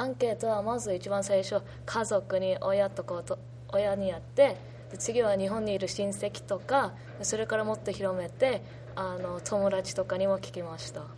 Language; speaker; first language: Japanese; early bilingual, heritage; Japanese